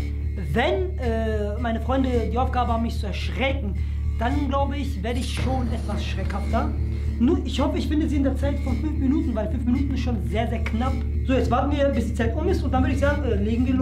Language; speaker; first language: German; native; German